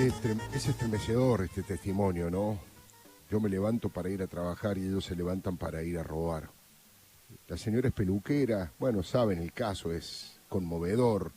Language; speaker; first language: Spanish; native; Spanish